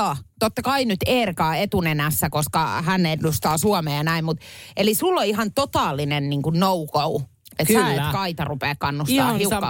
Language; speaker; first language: Finnish; native; Finnish